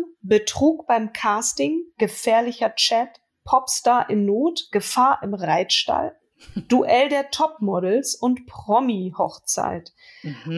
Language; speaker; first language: German; native; German